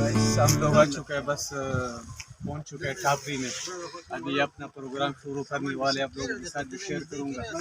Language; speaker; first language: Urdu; non-native, local second language; Pashto